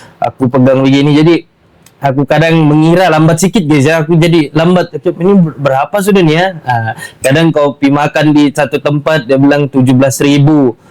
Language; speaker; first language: Malay; native; Malay